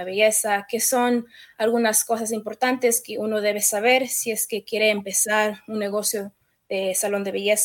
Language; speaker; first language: Spanish; early bilingual, heritage; Spanish